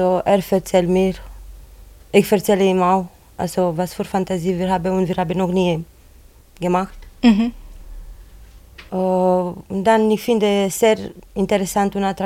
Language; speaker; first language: German; non-native, learner; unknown